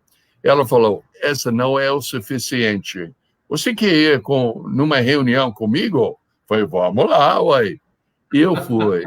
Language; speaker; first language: Portuguese; non-native, fluent; English